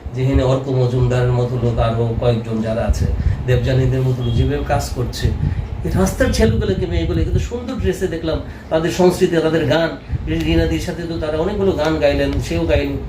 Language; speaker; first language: Bangla; native; Bangla